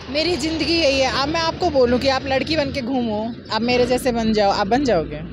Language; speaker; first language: Hindi; native; Hindi